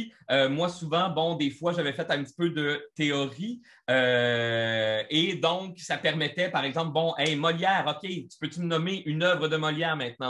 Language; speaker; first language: French; native; French